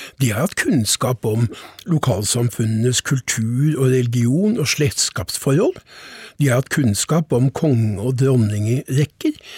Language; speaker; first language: Norwegian; native; Norwegian